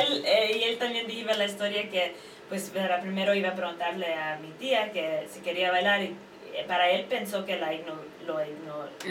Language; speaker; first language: Spanish; early bilingual, heritage; Spanish